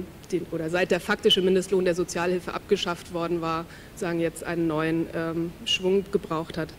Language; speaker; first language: German; native; German